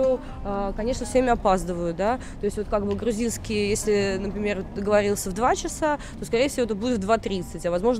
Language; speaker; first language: Russian; native; Russian